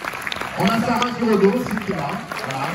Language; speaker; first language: French; native; French